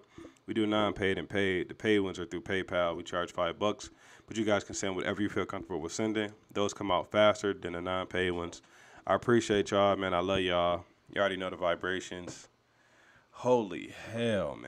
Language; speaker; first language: English; native; English